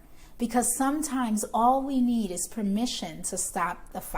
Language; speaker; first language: English; native; English